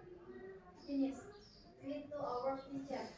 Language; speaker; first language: English; non-native, learner; Indonesian